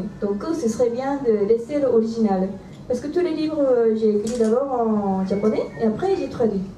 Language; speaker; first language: French; non-native, fluent; Japanese